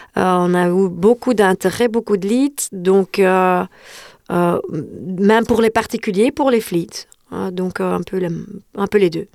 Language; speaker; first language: French; non-native, local second language; Dutch